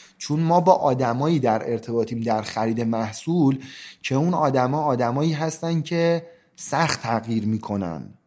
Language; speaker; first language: Persian; native; Persian